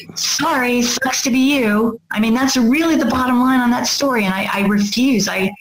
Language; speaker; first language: English; native; English